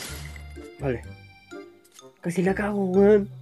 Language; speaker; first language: Spanish; native; Spanish